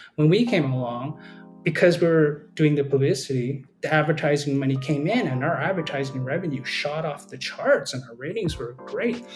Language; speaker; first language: English; native; English